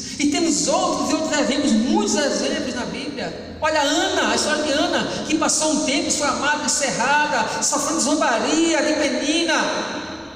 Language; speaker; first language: Portuguese; native; Portuguese